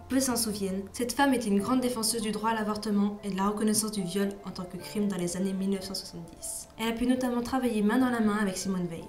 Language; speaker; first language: French; native; French